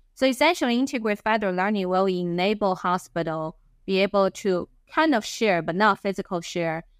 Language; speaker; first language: English; non-native, fluent; Chinese